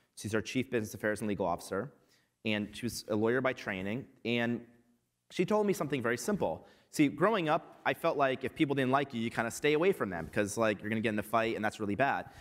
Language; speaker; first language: English; native; English